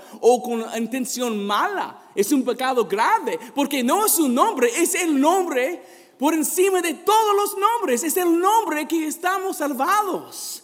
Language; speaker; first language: Spanish; non-native, fluent; English